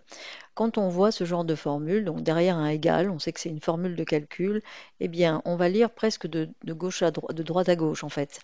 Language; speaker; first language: French; native; French